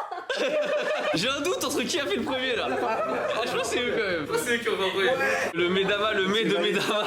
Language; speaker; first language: French; native; French